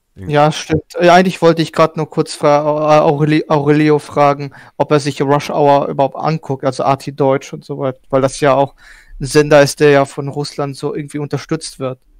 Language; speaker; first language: German; early bilingual, other home language; Polish